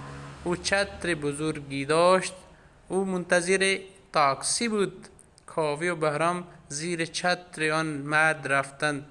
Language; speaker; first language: Persian; non-native, fluent; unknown